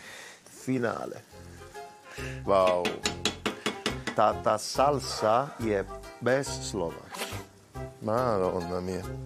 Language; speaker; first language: Czech; non-native, learner; Italian